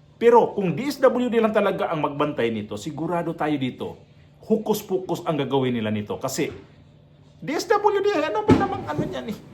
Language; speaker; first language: Filipino; non-native, local second language; Cebuano